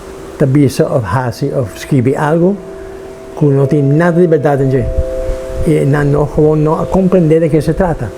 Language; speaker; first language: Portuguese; non-native, learner; Papiamento